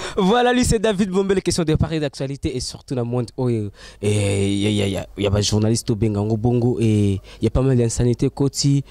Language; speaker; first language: French; non-native, local second language; Lingala